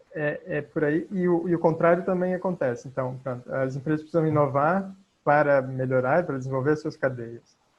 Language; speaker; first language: Portuguese; native; Portuguese